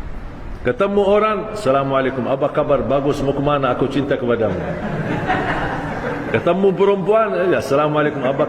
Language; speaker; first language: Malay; non-native, fluent; Arabic